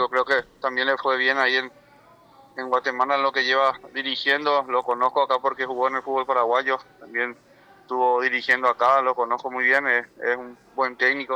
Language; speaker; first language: Spanish; native; Spanish